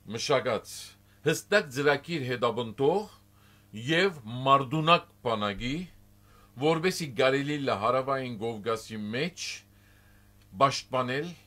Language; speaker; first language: Armenian; native; Armenian